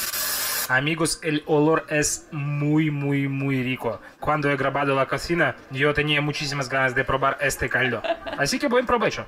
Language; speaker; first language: Spanish; non-native, fluent; Russian